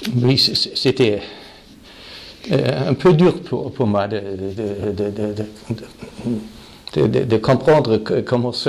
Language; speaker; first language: French; non-native, fluent; German